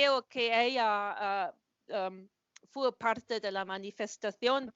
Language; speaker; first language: Spanish; non-native, learner; German